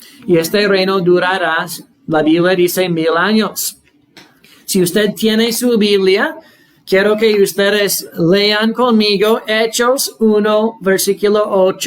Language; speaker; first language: Spanish; non-native, fluent; English